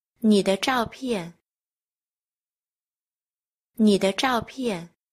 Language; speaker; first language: Chinese; non-native, fluent; Vietnamese